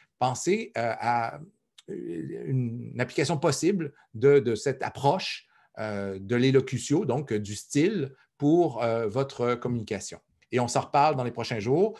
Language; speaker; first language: French; native; French